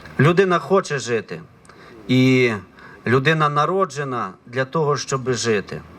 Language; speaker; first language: Ukrainian; native; Ukrainian